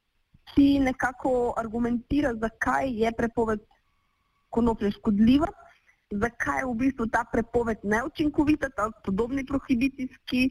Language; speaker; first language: Slovenian; native; Slovenian